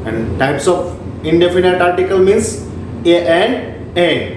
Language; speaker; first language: English; non-native, local second language; Gujarati